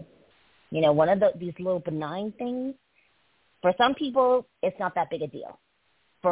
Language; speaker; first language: English; early bilingual, other home language; Chinese